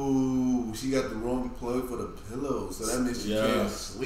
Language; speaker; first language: English; native; English